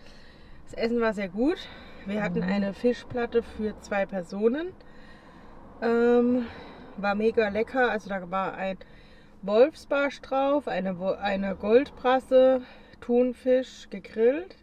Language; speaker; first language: German; native; German